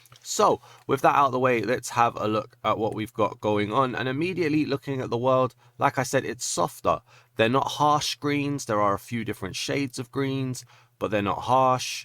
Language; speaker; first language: English; native; English